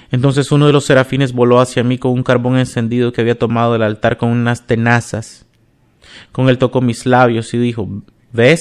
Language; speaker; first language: Spanish; non-native, fluent; English